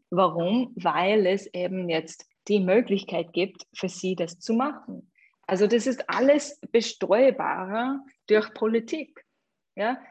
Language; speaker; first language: German; non-native, fluent; English